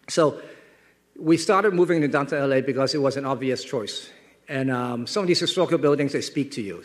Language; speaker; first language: English; non-native, local second language; Cantonese